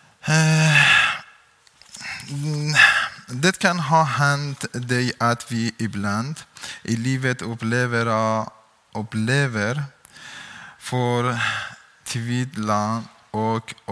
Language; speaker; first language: Swedish; non-native, learner; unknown